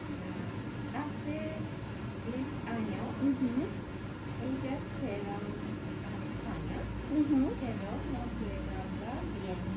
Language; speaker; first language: Spanish; non-native, learner; Japanese